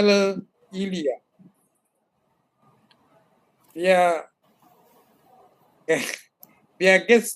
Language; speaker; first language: German; non-native, learner; Bangla